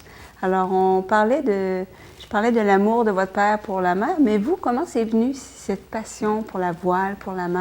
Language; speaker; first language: French; native; French